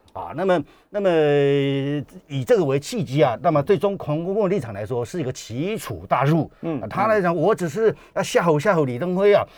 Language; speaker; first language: Chinese; native; Chinese